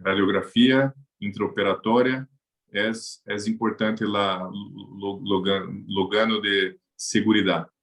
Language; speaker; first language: Spanish; non-native, learner; Portuguese